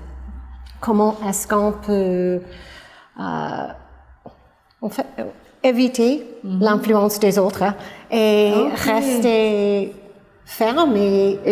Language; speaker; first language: French; non-native, fluent; English